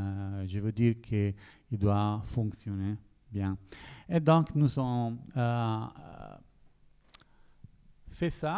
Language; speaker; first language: French; non-native, learner; Italian